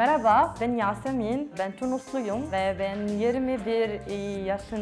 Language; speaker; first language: Turkish; non-native, learner; Arabic